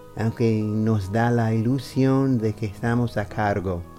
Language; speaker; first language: Spanish; non-native, fluent; English